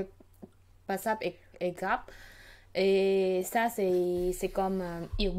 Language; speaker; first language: French; non-native, learner; Khmer